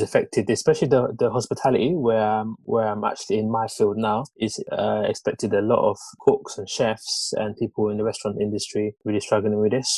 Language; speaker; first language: English; early bilingual, other home language; Lingala